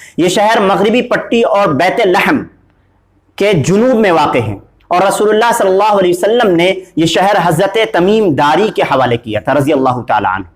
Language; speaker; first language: Urdu; native; Urdu